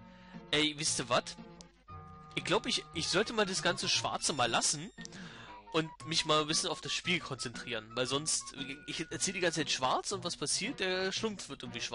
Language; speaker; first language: German; native; German